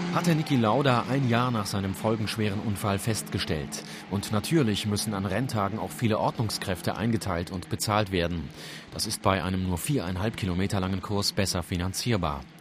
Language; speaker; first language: German; native; German